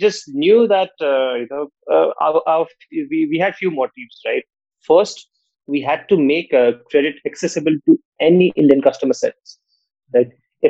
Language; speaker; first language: English; non-native, local second language; Nepali